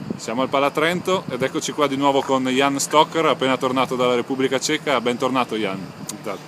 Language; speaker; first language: Italian; native; Italian